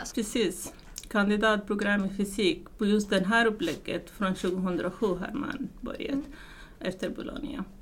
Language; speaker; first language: Swedish; non-native, fluent; Arabic